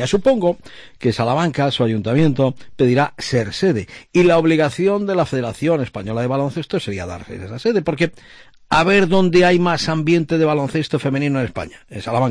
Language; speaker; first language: Spanish; native; Spanish